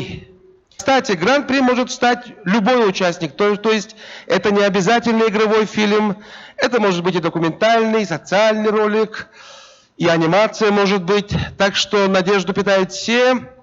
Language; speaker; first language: Russian; native; Russian